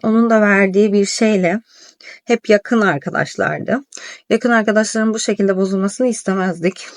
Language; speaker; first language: Turkish; native; Turkish